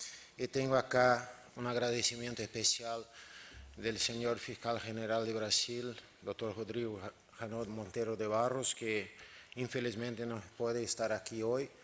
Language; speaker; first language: Spanish; non-native, learner; Portuguese